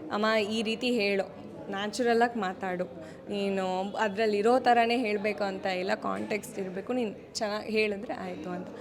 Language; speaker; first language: Kannada; non-native, local second language; Konkani